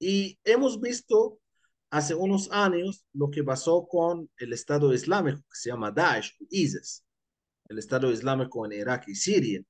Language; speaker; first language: Spanish; non-native, fluent; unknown